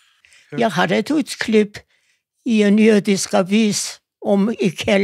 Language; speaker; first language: Norwegian; non-native, fluent; Yiddish